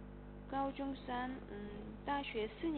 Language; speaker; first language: Chinese; non-native, learner; Korean